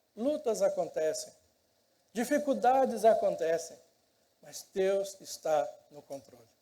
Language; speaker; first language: Portuguese; native; Portuguese